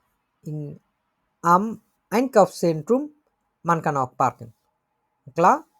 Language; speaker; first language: German; non-native, learner; Bangla